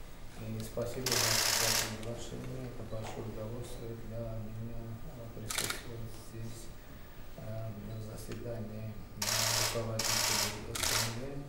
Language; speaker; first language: Russian; non-native, fluent; Armenian